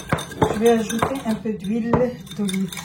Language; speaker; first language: French; non-native, fluent; Arabic